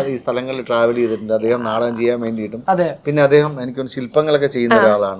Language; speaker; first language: Malayalam; native; Malayalam